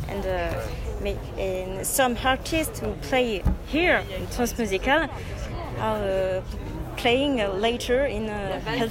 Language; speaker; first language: English; non-native, learner; French